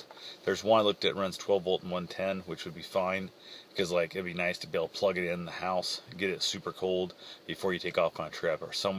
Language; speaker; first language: English; native; English